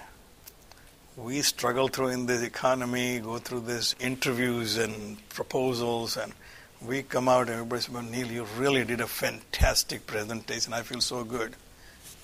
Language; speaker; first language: English; non-native, local second language; Gujarati